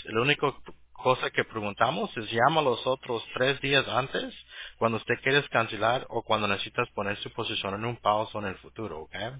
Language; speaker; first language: Spanish; early bilingual, heritage; Spanish